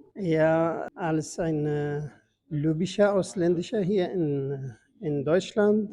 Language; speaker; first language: German; non-native, learner; Turkish